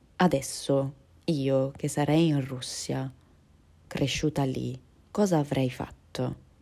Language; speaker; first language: Italian; early bilingual, other home language; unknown